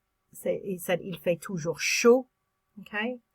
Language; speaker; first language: French; non-native, fluent; English